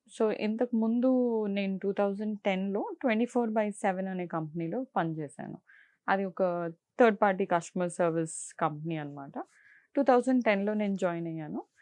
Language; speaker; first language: Telugu; non-native, local second language; Tamil